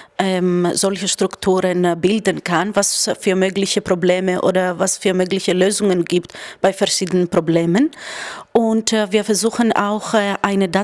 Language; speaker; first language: German; non-native, fluent; Greek